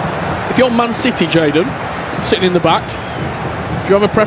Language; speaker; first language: English; native; English